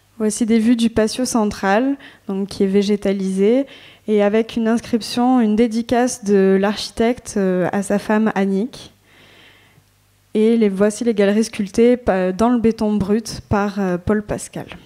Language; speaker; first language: French; native; French